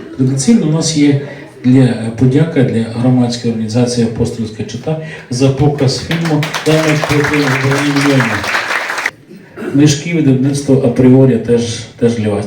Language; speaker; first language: Ukrainian; native; Ukrainian